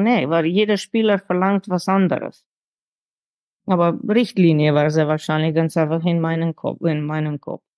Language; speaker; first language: German; non-native, fluent; Slovenian